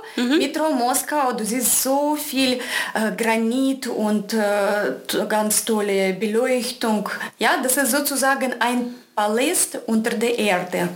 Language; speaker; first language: German; non-native, fluent; Russian